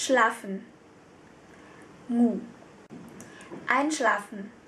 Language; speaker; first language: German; non-native, fluent; Vietnamese